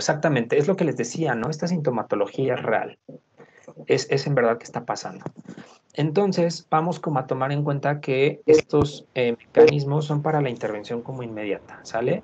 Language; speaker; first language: Spanish; native; Spanish